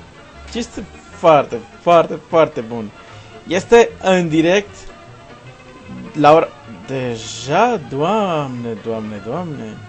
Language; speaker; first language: Romanian; non-native, learner; Portuguese